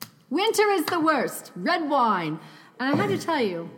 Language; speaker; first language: English; native; English